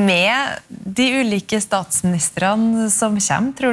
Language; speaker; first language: Norwegian; native; Norwegian